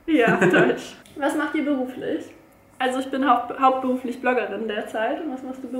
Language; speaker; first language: German; native; German